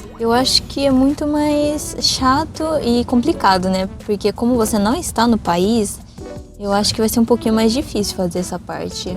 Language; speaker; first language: Portuguese; early bilingual, other home language; Japanese